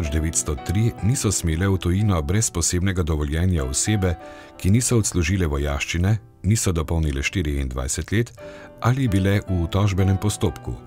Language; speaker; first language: Slovenian; native; Slovenian